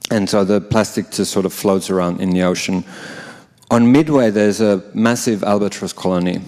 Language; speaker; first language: English; non-native, fluent; Finnish